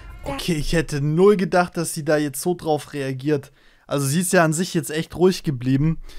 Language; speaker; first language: German; native; German